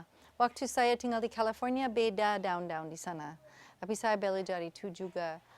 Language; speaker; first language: Indonesian; non-native, fluent; English